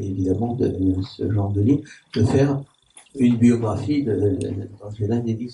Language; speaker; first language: French; native; French